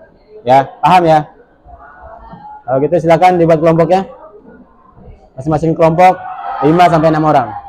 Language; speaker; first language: Indonesian; native; Indonesian